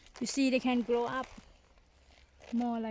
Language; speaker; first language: English; non-native, learner; Thai